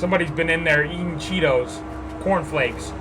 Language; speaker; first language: English; native; English